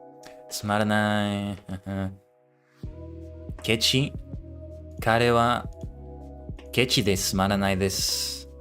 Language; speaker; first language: Japanese; non-native, learner; English